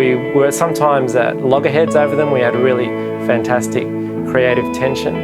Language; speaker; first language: English; native; English